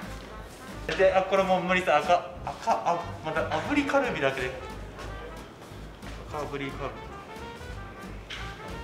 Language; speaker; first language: Japanese; native; Japanese